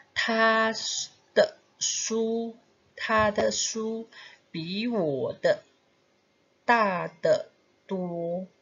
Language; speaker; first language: Chinese; non-native, fluent; Indonesian